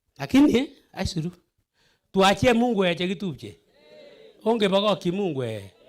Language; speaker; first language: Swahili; non-native, local second language; Kalenjin